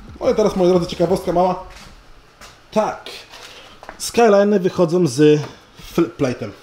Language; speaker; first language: Polish; early bilingual, other home language; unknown